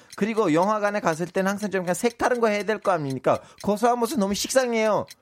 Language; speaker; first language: Korean; non-native, fluent; Turkish